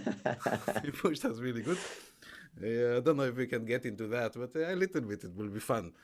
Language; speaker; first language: English; non-native, fluent; Hebrew